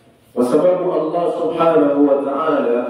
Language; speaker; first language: Arabic; non-native, fluent; Swahili